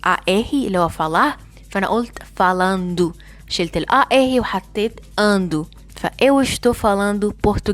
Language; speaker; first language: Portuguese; non-native, fluent; Arabic